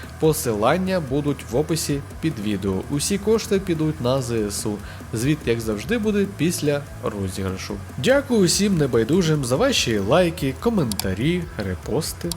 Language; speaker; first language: Ukrainian; native; Ukrainian